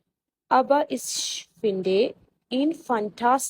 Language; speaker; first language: German; non-native, fluent; Urdu